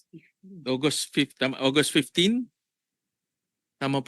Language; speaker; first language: Filipino; native; Filipino